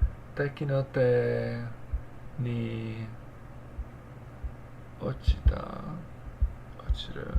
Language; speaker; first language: Japanese; non-native, learner; English